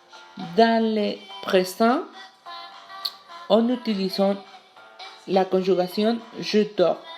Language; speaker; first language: French; non-native, learner; Spanish